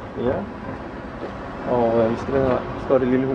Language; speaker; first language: Danish; native; Danish